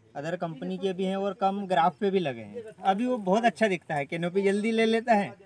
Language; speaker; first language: Hindi; native; Hindi